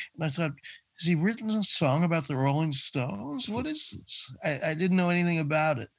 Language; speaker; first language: English; native; English